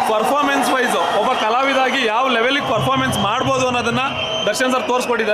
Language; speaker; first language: Kannada; native; Kannada